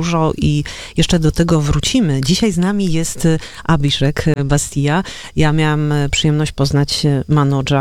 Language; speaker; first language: Polish; native; Polish